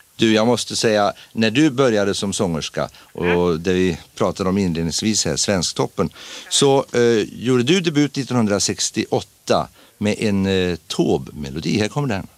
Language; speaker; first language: Swedish; native; Swedish